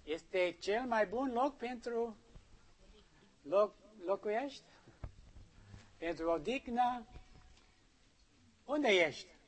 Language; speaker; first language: Romanian; non-native, learner; English